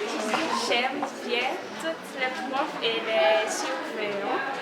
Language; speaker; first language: French; non-native, learner; Malagasy